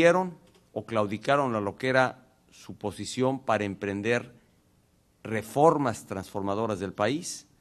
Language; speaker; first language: Spanish; native; Spanish